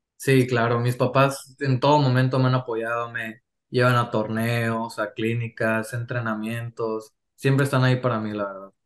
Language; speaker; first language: Spanish; native; Spanish